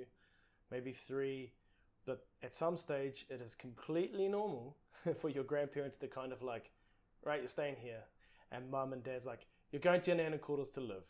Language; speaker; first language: English; non-native, local second language; Māori